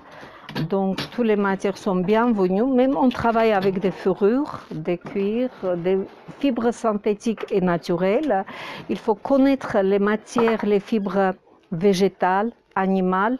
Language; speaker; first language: French; non-native, fluent; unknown